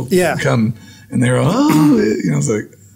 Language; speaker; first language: English; native; English